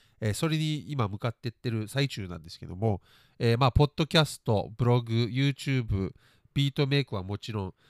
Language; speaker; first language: Japanese; early bilingual, other home language; English